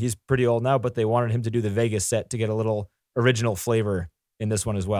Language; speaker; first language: English; native; English